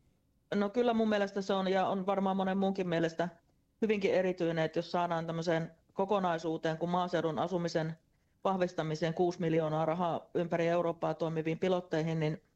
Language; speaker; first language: Finnish; native; Finnish